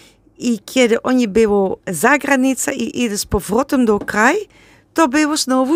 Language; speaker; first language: Polish; non-native, learner; Dutch